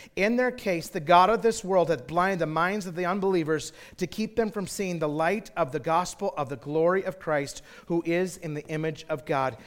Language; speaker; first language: English; native; English